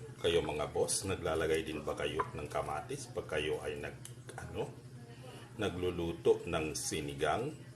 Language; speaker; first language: Filipino; non-native, local second language; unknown